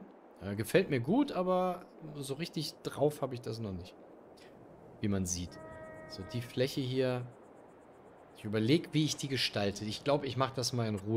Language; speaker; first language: German; native; German